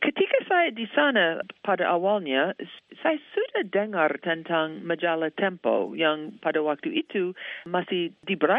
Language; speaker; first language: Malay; non-native, fluent; English